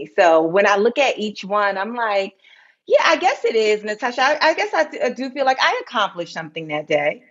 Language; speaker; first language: English; native; English